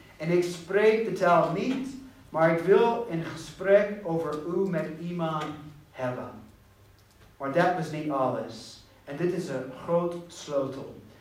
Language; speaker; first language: Dutch; non-native, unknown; English